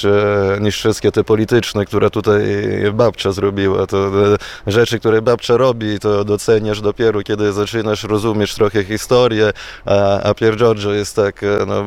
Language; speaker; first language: Polish; non-native, fluent; Italian